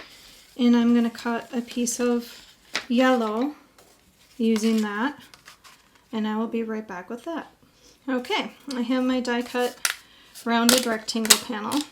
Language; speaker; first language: English; native; English